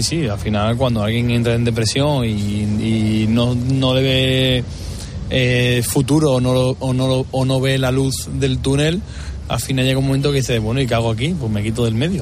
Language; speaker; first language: Spanish; native; Spanish